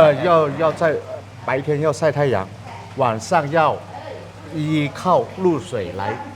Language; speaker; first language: Chinese; early bilingual, heritage; Chinese